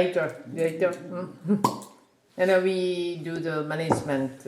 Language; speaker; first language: English; non-native, learner; Japanese